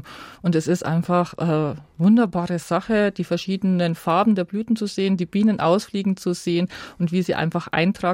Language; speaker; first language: German; native; German